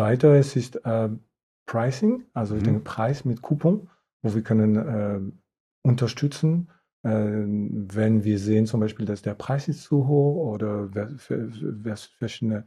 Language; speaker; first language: German; non-native, fluent; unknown